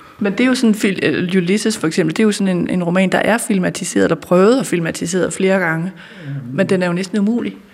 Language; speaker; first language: Danish; native; Danish